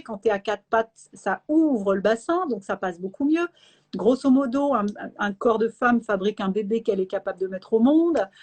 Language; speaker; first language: French; native; French